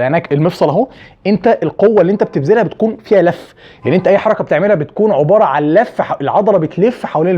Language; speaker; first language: Arabic; native; Arabic